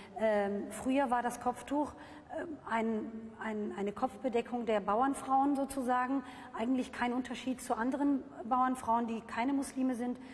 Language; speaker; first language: German; early bilingual, other home language; Turkish